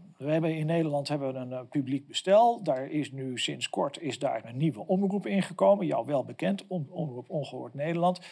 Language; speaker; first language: Dutch; native; Dutch